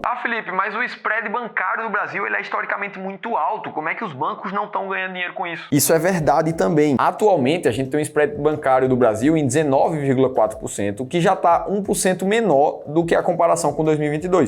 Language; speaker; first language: Portuguese; native; Portuguese